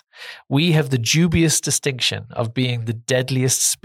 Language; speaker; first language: English; native; English